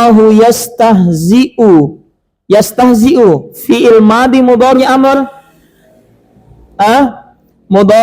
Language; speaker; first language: Arabic; non-native, fluent; Indonesian